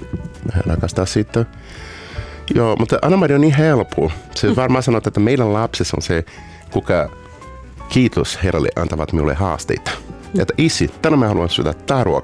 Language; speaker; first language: Finnish; non-native, fluent; Portuguese